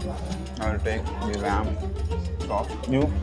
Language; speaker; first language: English; non-native, local second language; Malayalam